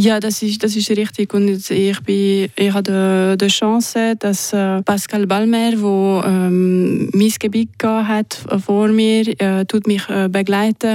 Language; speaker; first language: German; non-native, local second language; French